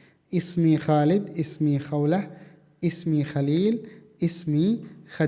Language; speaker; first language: Arabic; non-native, fluent; Indonesian